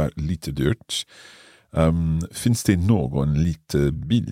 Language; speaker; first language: Swedish; non-native, learner; English